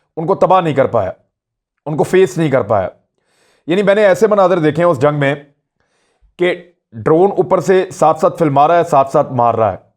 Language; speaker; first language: Urdu; non-native, local second language; Punjabi